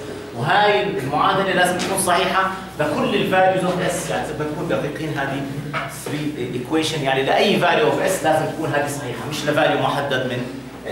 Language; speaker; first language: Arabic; native; Arabic